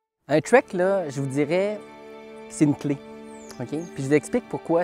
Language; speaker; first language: French; native; French